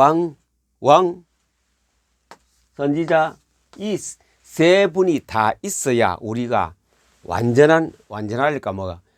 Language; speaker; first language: Korean; native; Korean